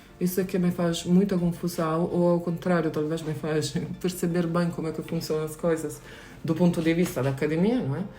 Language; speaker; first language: Portuguese; non-native, fluent; Italian